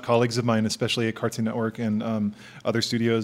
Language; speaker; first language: English; native; English